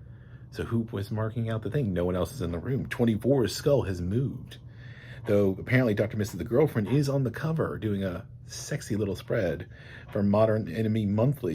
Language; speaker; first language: English; native; English